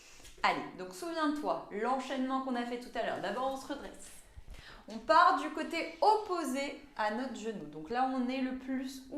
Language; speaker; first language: French; native; French